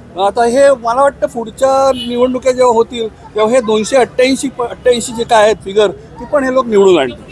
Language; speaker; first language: Marathi; native; Marathi